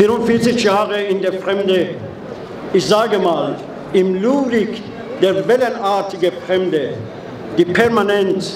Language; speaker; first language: German; non-native, fluent; Persian